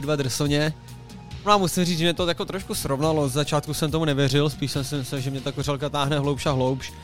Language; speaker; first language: Czech; native; Czech